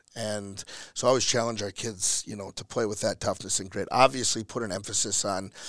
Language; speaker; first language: English; native; English